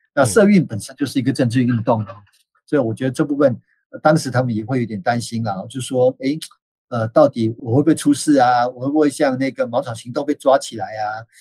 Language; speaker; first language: Chinese; native; Chinese